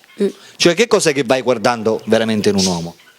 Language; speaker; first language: Italian; native; Italian